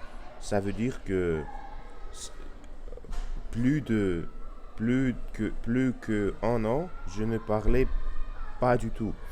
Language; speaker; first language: French; non-native, learner; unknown